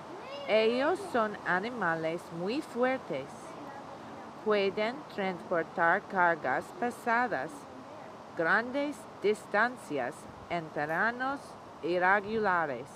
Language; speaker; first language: Spanish; non-native, learner; English